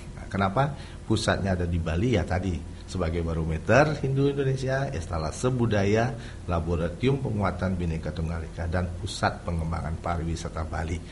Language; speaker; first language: Indonesian; non-native, local second language; Balinese